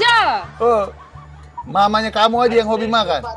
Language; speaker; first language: Indonesian; native; Indonesian